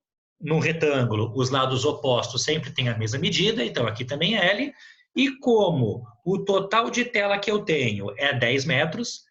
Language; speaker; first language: Portuguese; native; Portuguese